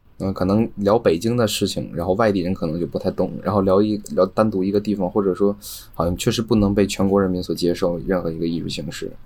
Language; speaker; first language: Chinese; native; Chinese